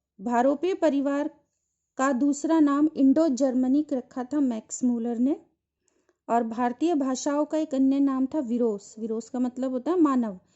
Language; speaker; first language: Hindi; native; Hindi